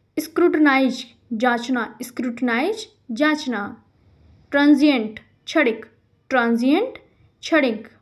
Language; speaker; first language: Hindi; native; Hindi